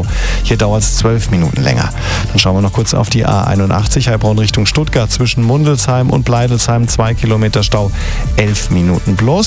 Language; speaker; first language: German; native; German